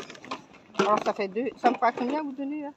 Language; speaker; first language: French; native; French